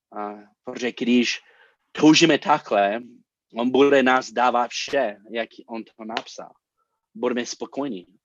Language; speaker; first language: Czech; non-native, fluent; English